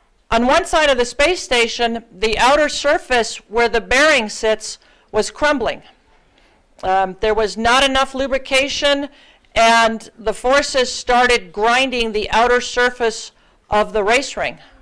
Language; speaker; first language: English; early bilingual, other home language; Ukrainian